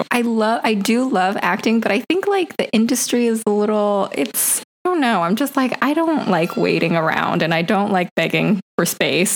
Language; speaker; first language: English; native; English